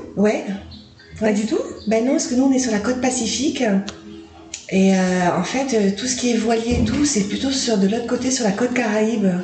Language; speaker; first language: French; native; French